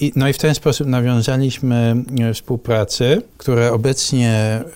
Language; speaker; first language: Polish; non-native, fluent; Dutch